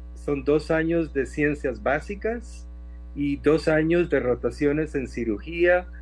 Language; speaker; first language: Spanish; native; Spanish